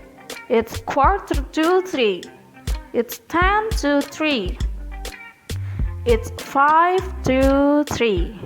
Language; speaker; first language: English; non-native, learner; Indonesian